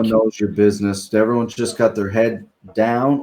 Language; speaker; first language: English; native; English